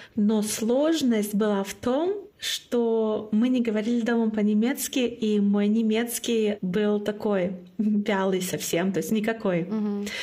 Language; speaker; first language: Russian; non-native, local second language; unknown